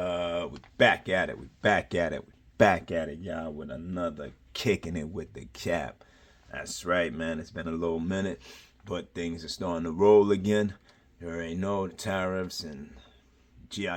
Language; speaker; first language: English; native; English